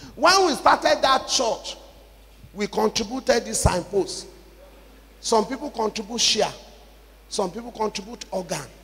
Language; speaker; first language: English; non-native, local second language; Yoruba